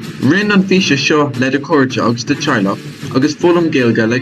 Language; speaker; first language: Irish; non-native, learner; English